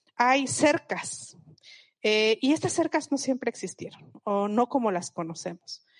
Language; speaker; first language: Spanish; non-native, local second language; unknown